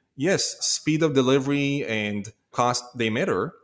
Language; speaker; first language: English; non-native, fluent; Hebrew